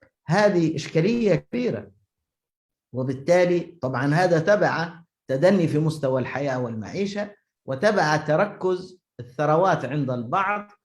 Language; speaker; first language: Arabic; native; Arabic